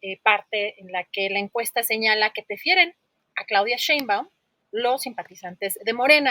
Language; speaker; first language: Spanish; native; Spanish